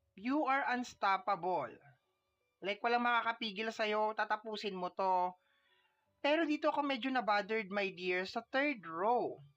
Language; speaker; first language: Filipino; non-native, local second language; Waray